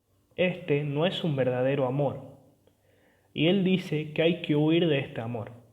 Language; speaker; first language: Spanish; native; Spanish